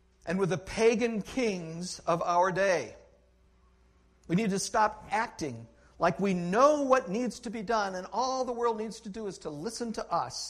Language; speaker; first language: English; native; English